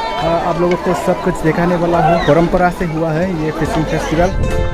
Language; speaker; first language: Hindi; non-native, local second language; Karbi